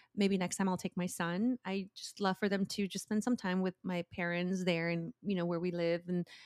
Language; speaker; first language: English; early bilingual, other home language; Spanish